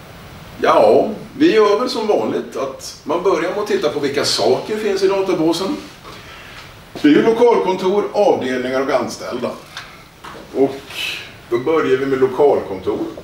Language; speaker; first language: Swedish; native; Swedish